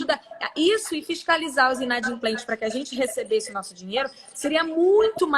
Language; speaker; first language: Portuguese; native; Portuguese